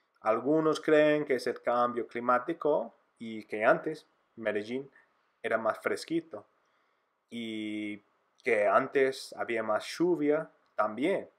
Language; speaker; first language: Spanish; non-native, fluent; English